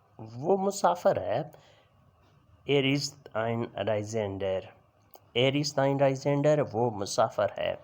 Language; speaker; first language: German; non-native, learner; Urdu